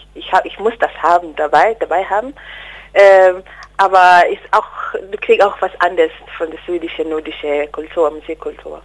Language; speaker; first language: German; non-native, learner; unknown